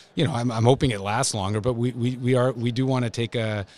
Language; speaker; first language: English; native; English